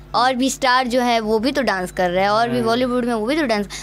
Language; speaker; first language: Hindi; non-native, local second language; Bhojpuri